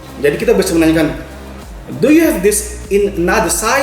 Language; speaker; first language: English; non-native, fluent; Indonesian